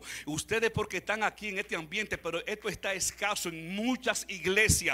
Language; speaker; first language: Spanish; native; Spanish